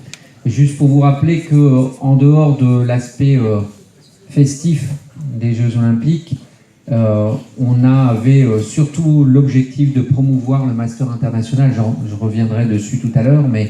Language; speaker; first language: French; native; French